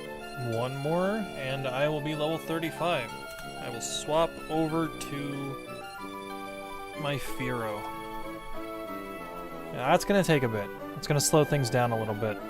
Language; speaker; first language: English; native; English